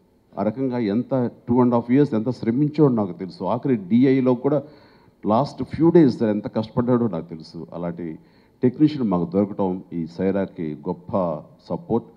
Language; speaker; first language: Telugu; native; Telugu